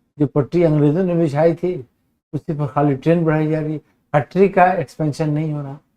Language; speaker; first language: Hindi; native; Hindi